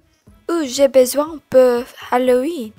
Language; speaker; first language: French; non-native, learner; English